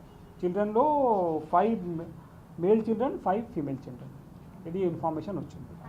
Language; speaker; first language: Telugu; non-native, local second language; Hindi